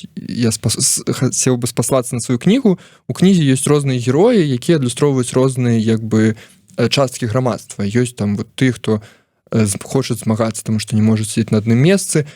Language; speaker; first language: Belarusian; non-native, local second language; Russian